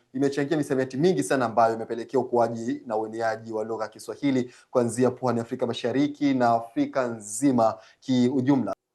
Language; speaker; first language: Swahili; native; Swahili